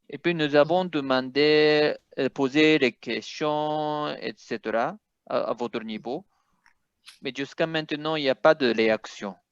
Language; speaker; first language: French; non-native, fluent; Japanese